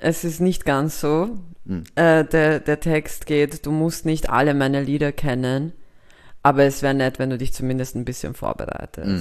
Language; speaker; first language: German; native; German